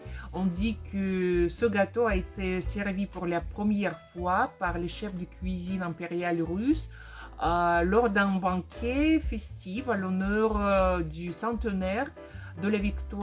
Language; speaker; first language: French; non-native, fluent; Russian